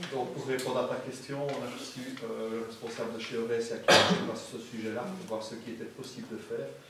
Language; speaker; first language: French; native; French